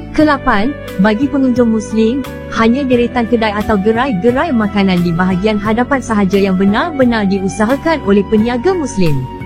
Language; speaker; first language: Malay; native; Malay